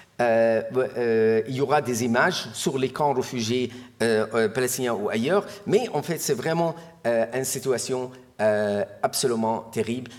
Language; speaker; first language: French; non-native, fluent; Arabic